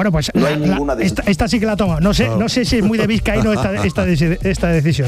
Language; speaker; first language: Spanish; native; Spanish